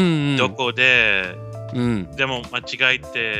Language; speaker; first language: Japanese; non-native, learner; English